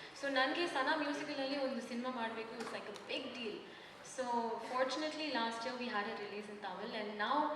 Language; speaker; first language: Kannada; non-native, learner; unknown